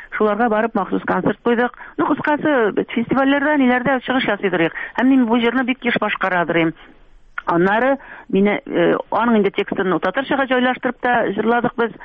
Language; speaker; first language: Tatar; native; Tatar